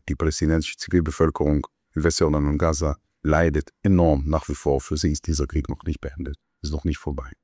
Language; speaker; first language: German; non-native, fluent; Hebrew